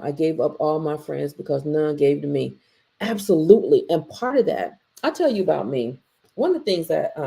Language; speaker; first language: English; native; English